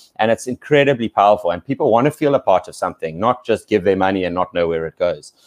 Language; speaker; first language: English; native; English